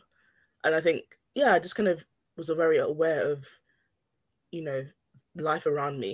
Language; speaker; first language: English; native; English